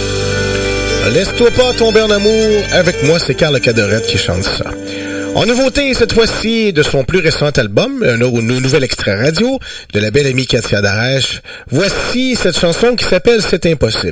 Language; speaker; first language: French; native; French